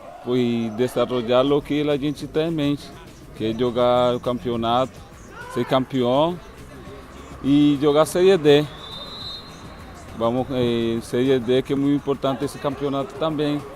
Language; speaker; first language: Portuguese; non-native, fluent; Spanish